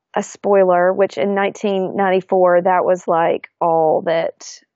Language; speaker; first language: English; native; English